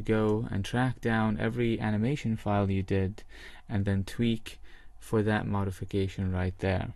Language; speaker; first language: English; native; English